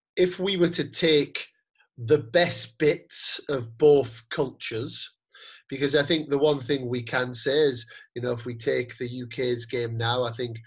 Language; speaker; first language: English; native; English